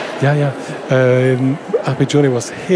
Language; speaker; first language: Dutch; non-native, fluent; French